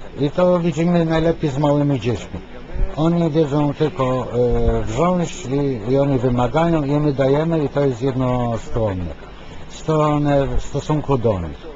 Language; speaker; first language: Polish; non-native, fluent; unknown